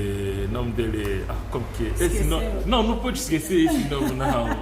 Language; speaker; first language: Portuguese; non-native, learner; Luba-Lulua